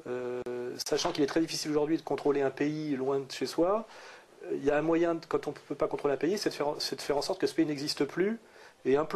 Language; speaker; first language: French; native; French